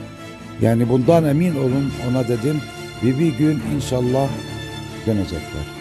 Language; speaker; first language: Turkish; non-native, fluent; Arabic